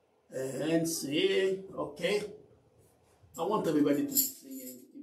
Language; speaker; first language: English; non-native, learner; Luba-Lulua